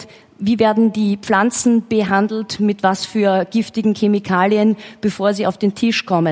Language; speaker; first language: German; native; German